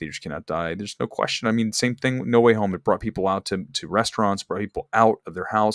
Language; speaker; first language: English; native; English